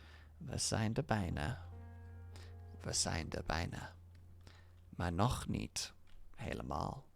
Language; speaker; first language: Dutch; non-native, learner; English